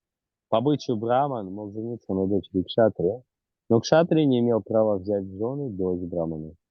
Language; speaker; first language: Russian; native; Russian